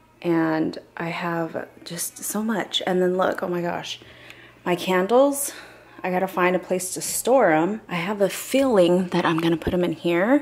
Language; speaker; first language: English; native; English